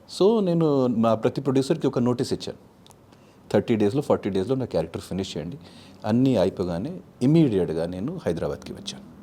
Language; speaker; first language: Telugu; non-native, fluent; Hindi